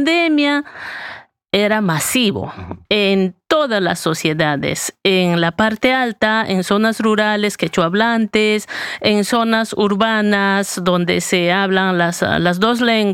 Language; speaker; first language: Spanish; native; Spanish